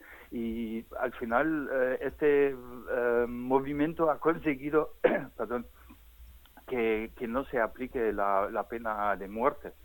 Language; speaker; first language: Spanish; non-native, fluent; German